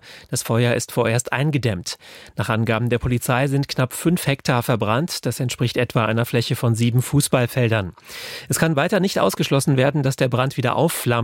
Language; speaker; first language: German; native; German